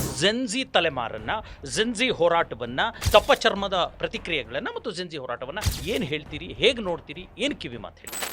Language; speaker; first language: Kannada; non-native, local second language; Urdu